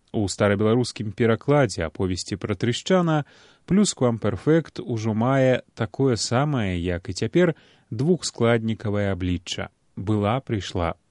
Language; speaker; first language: Belarusian; native; Belarusian